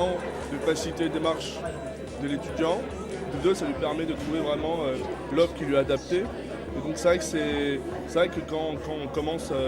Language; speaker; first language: French; native; French